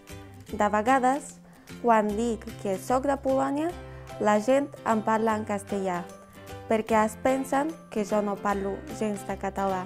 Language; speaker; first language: Catalan; non-native, learner; Polish